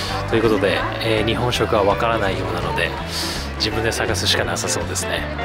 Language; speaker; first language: Japanese; native; Japanese